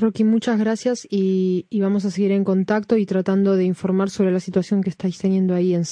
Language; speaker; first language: Spanish; native; Spanish